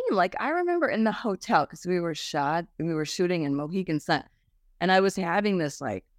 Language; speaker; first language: English; native; English